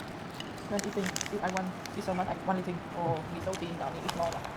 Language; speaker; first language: English; non-native, learner; Chinese